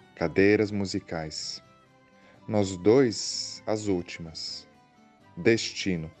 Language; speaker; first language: Portuguese; non-native, fluent; Croatian